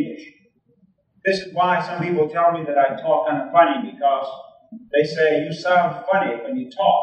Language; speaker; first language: English; early bilingual, other home language; Spanish